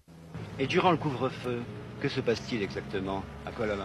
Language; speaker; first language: French; native; French